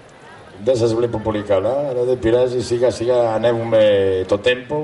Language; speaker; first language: Greek; non-native, fluent; Spanish